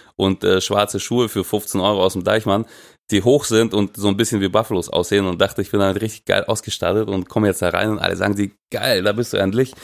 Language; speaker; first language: German; non-native, fluent; Russian